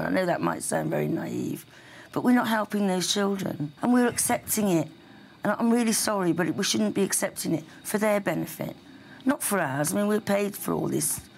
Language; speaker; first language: English; native; English